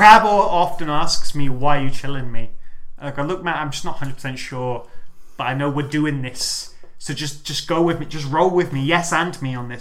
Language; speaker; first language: English; native; English